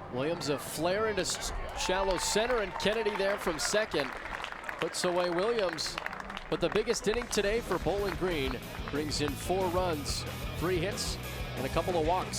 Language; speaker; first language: English; native; English